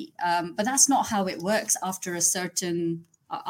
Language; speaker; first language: English; non-native, local second language; Gujarati